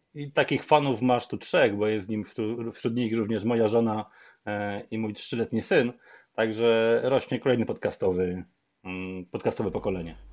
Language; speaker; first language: Polish; native; Polish